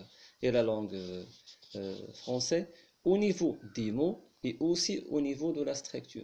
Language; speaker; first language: French; non-native, local second language; Arabic